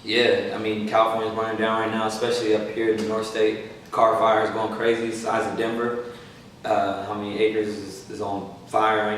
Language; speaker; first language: English; native; English